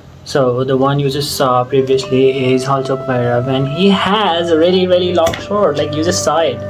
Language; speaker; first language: English; non-native, local second language; Nepali